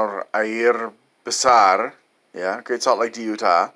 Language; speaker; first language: Indonesian; non-native, fluent; English